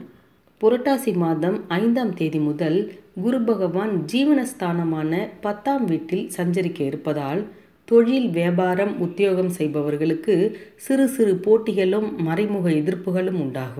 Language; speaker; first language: Tamil; native; Tamil